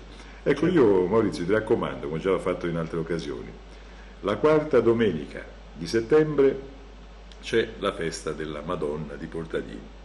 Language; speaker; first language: Italian; native; Italian